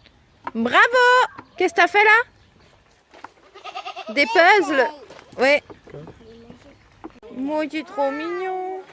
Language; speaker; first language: French; native; French